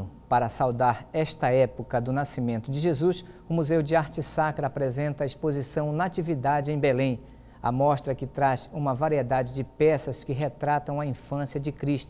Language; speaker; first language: Portuguese; native; Portuguese